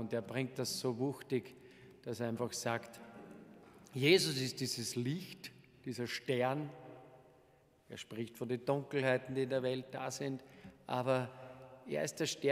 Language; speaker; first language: German; native; German